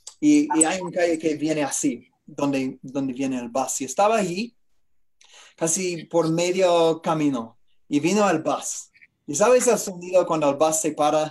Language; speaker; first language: Spanish; non-native, learner; English